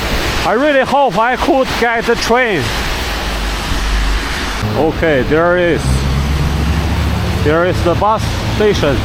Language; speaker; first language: English; non-native, fluent; Chinese